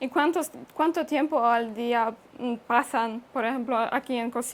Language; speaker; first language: Spanish; non-native, fluent; Polish